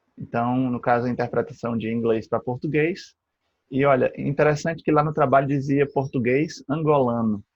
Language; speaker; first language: Portuguese; native; Portuguese